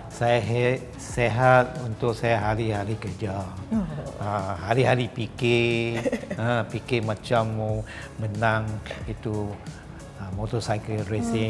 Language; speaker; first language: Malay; non-native, local second language; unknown